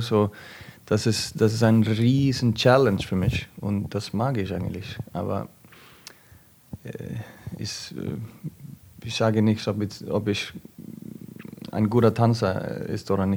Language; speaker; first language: German; non-native, learner; Icelandic